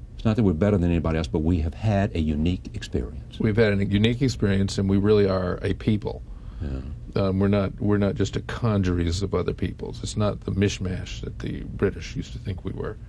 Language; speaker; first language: English; native; English